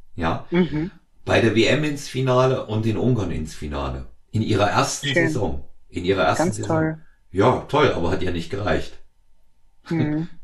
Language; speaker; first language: German; native; German